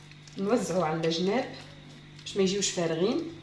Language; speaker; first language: Arabic; native; Arabic